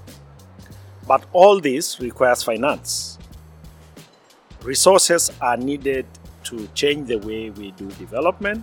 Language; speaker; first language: English; non-native, local second language; Masai